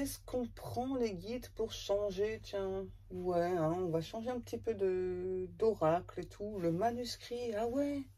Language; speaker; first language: French; native; French